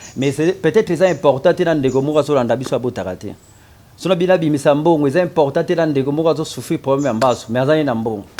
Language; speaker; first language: Lingala; non-native, local second language; Kongo